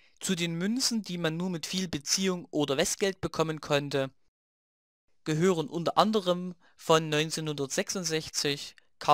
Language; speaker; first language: German; native; German